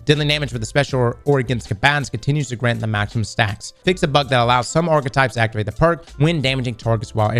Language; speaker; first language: English; native; English